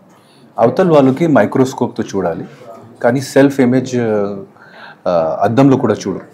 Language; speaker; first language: Telugu; non-native, fluent; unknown